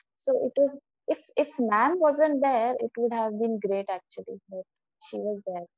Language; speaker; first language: English; non-native, local second language; Hindi